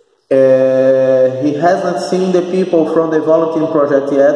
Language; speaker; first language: English; non-native, fluent; Portuguese